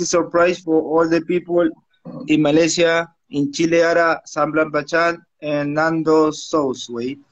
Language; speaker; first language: English; non-native, learner; Spanish